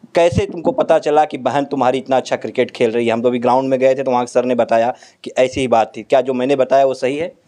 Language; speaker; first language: Hindi; native; Hindi